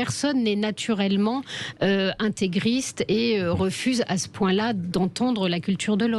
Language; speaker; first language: French; native; French